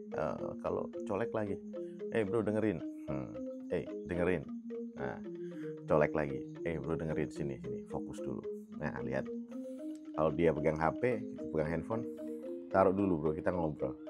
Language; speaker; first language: Indonesian; native; Indonesian